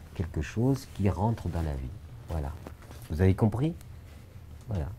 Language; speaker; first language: French; non-native, local second language; Arabic